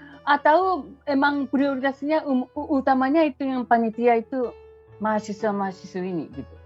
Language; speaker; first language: Indonesian; non-native, fluent; Japanese